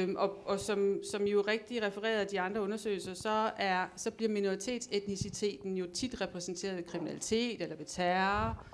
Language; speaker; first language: Danish; native; Danish